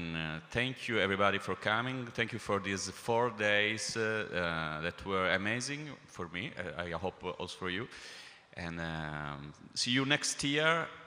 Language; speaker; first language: English; non-native, fluent; Italian